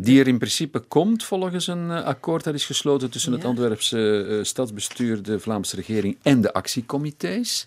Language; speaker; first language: Dutch; native; Dutch